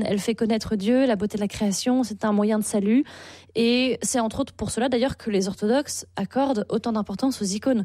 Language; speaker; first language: French; native; French